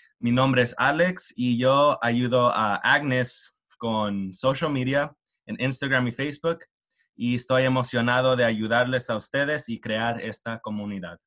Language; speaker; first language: Spanish; early bilingual, heritage; Spanish